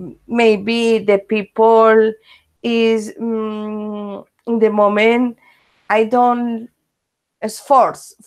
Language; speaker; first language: English; non-native, learner; Spanish